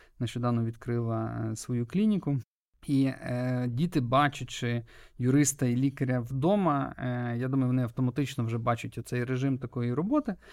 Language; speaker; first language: Ukrainian; native; Ukrainian